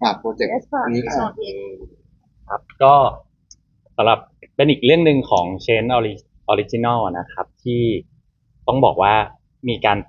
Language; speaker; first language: Thai; native; Thai